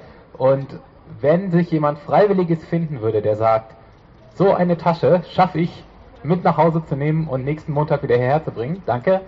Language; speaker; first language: German; native; German